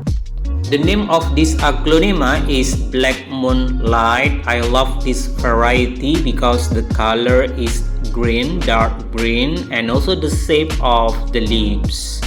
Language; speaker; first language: English; non-native, learner; Indonesian